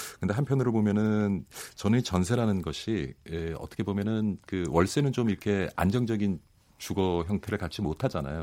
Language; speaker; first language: Korean; native; Korean